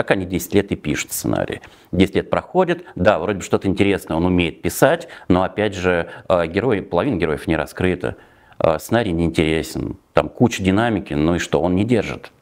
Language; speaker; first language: Russian; native; Russian